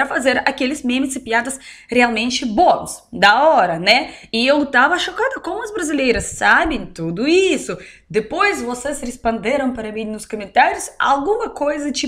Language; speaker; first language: Portuguese; non-native, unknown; Russian